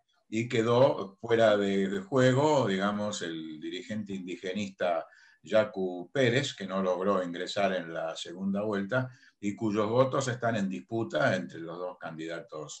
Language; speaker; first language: Spanish; native; Spanish